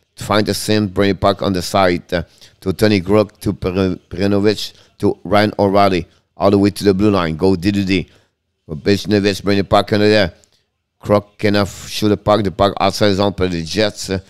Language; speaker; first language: English; non-native, fluent; French